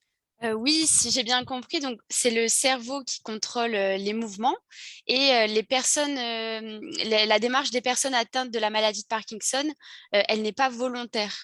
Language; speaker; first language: French; native; French